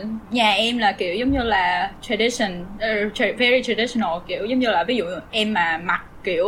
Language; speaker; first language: Vietnamese; native; Vietnamese